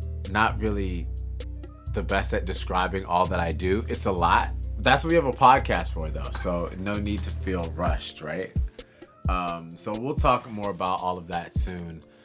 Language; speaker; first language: English; native; English